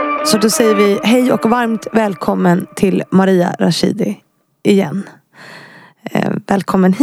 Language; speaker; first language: Swedish; native; Swedish